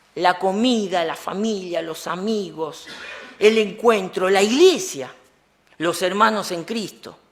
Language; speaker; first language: Spanish; native; Spanish